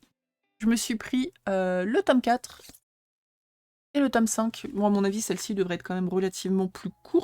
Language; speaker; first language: French; native; French